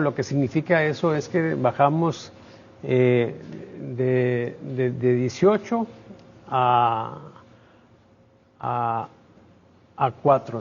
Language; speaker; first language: Spanish; native; Spanish